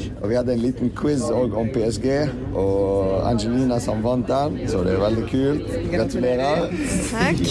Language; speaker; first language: Norwegian; non-native, fluent; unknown